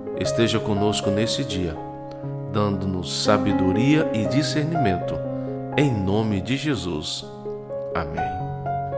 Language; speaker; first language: Portuguese; native; Portuguese